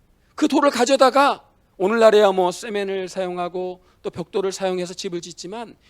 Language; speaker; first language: Korean; native; Korean